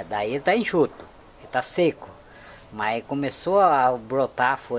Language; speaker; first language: Portuguese; native; Portuguese